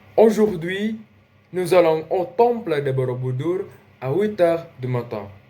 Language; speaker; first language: French; non-native, learner; Indonesian